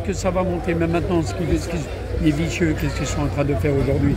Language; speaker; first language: French; native; French